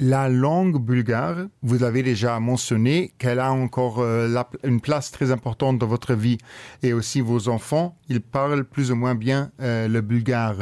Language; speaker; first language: French; non-native, local second language; Luxembourgish